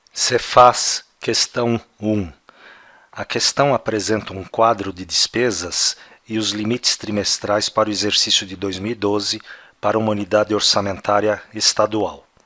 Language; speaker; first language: Portuguese; native; Portuguese